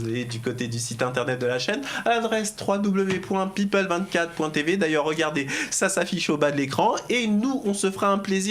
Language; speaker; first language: French; native; French